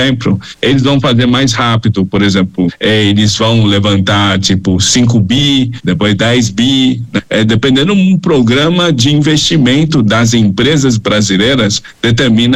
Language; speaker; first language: Portuguese; non-native, fluent; Chinese